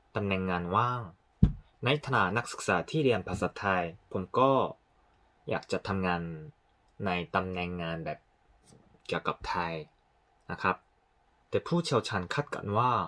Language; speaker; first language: Thai; non-native, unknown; Korean